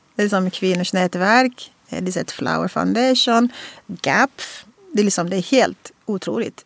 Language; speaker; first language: Swedish; non-native, fluent; Portuguese